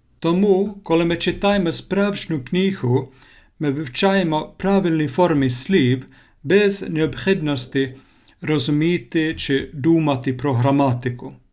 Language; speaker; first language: Ukrainian; non-native, learner; Finnish